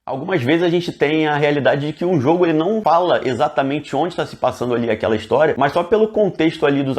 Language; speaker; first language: Portuguese; native; Portuguese